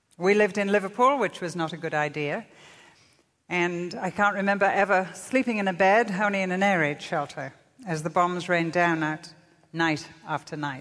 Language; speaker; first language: English; native; English